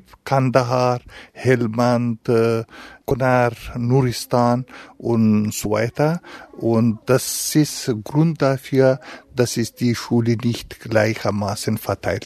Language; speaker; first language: German; non-native, fluent; Pashto